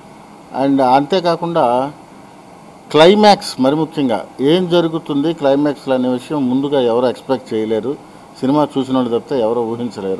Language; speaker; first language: Telugu; native; Telugu